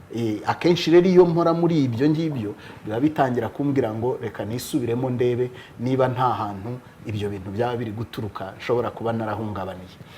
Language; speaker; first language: Kinyarwanda; native; Kinyarwanda